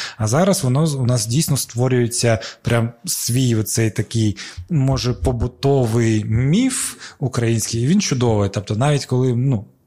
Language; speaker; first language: Ukrainian; non-native, local second language; Russian